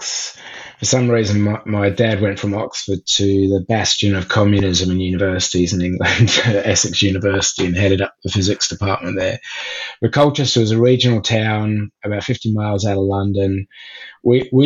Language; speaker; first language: English; native; English